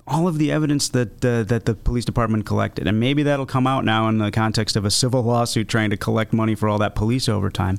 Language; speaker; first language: English; native; English